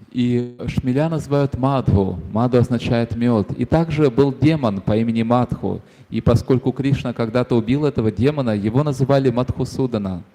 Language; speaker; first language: Russian; native; Russian